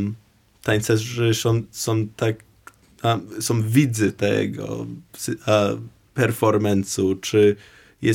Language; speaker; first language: Polish; non-native, learner; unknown